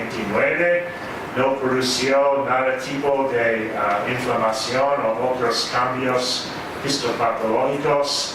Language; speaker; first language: Spanish; non-native, fluent; English